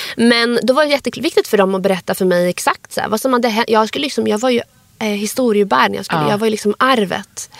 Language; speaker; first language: Swedish; early bilingual, other home language; Arabic